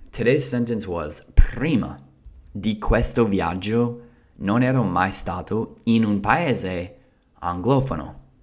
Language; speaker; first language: Italian; non-native, fluent; English